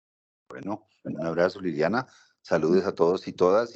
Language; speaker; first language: Spanish; native; Spanish